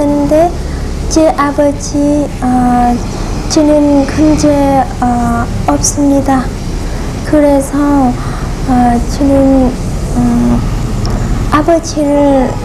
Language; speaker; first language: Korean; non-native, learner; Vietnamese